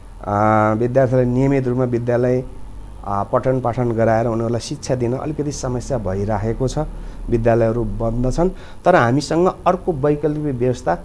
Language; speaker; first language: Nepali; native; Nepali